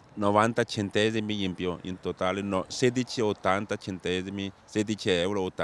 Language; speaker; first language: Italian; non-native, learner; Chinese